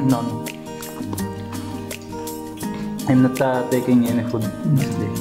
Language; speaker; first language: English; non-native, learner; Filipino